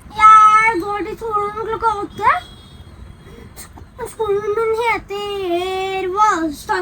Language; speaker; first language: Norwegian; early bilingual, other home language; Gujarati